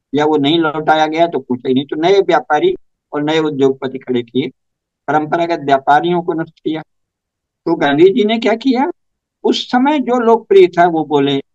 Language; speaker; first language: Hindi; native; Hindi